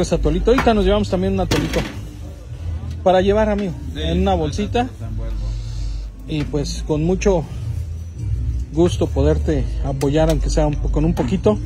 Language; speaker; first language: Spanish; native; Spanish